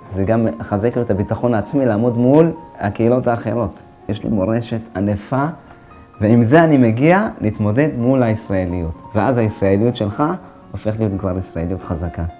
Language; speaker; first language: Hebrew; early bilingual, other home language; Amharic